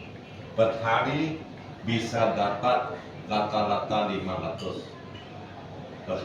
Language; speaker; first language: Indonesian; non-native, learner; Chinese